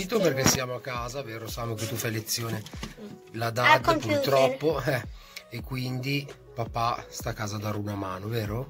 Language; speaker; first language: Italian; native; Italian